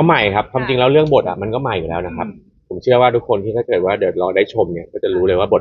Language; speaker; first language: Thai; native; Thai